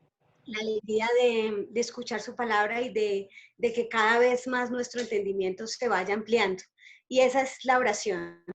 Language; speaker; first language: Spanish; native; Spanish